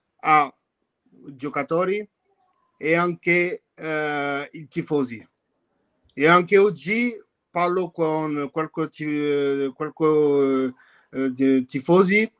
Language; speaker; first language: Italian; non-native, fluent; French